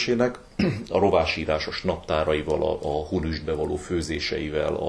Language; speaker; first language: Hungarian; native; Hungarian